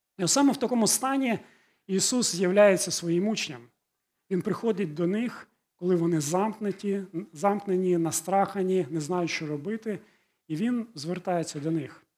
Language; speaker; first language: Ukrainian; non-native, local second language; Russian